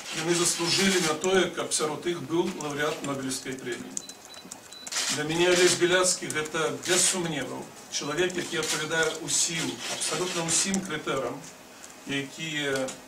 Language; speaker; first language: Belarusian; non-native, local second language; Russian